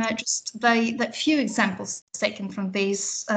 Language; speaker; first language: English; non-native, fluent; Italian